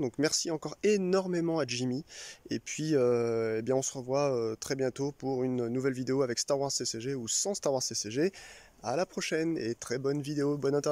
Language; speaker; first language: French; native; French